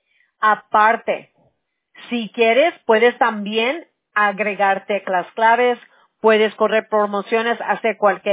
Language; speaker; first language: Spanish; early bilingual, heritage; Spanish